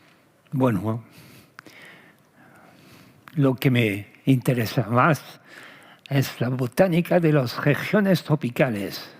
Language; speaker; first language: Spanish; non-native, fluent; French